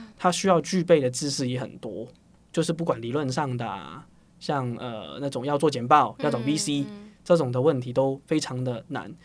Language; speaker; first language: Chinese; non-native, local second language; Cantonese